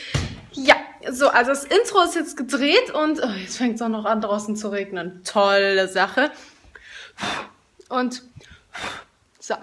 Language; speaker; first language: German; native; German